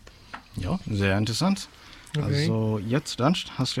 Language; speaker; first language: German; non-native, fluent; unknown